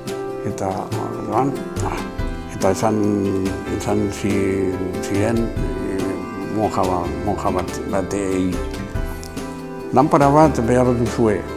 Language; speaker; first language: Basque; non-native, local second language; Spanish